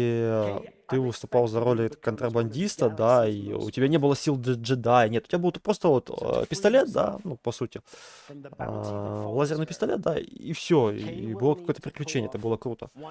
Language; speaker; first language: Russian; native; Russian